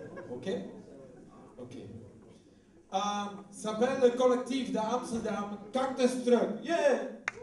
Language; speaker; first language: French; non-native, learner; Dutch